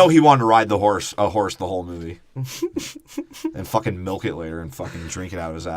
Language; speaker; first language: English; native; English